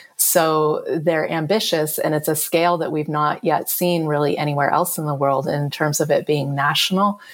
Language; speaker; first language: English; native; English